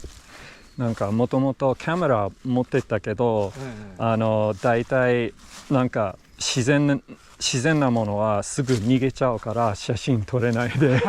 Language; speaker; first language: Japanese; non-native, learner; English